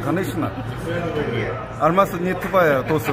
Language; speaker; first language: Russian; non-native, learner; Korean